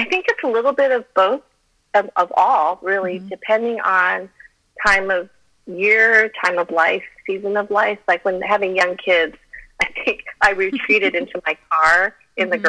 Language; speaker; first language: English; early bilingual, other home language; Chinese